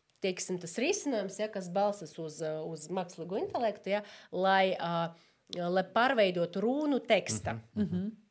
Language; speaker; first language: Latvian; non-native, local second language; Russian